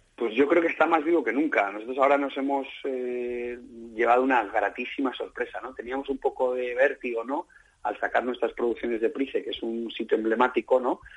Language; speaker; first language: Spanish; native; Spanish